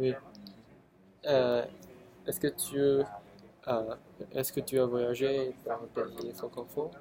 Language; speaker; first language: French; non-native, learner; Chinese